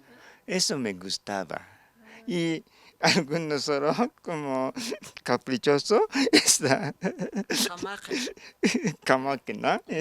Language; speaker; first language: Spanish; non-native, learner; Japanese